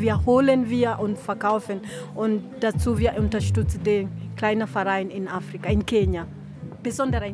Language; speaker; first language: German; non-native, learner; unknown